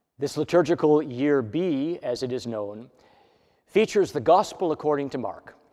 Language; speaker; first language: English; native; English